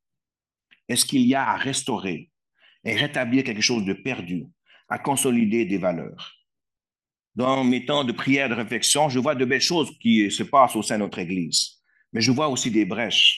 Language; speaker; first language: French; native; French